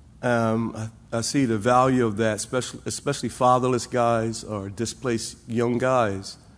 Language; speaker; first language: English; native; English